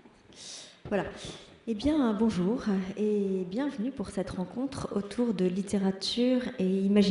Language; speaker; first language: French; native; French